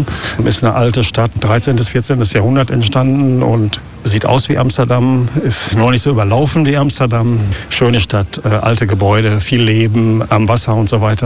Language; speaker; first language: German; native; German